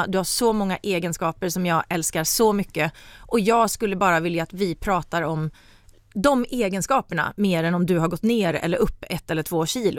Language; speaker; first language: Swedish; native; Swedish